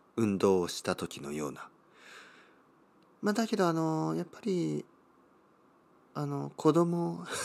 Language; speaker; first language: Japanese; native; Japanese